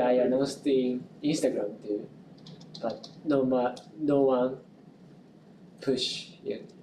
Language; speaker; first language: English; non-native, local second language; Japanese